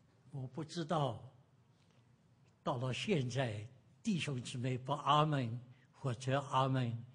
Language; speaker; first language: Chinese; native; Chinese